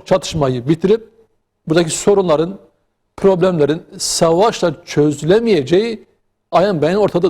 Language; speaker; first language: Turkish; native; Turkish